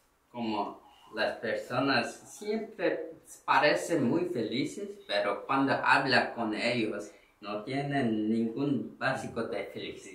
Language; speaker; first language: Spanish; non-native, learner; Korean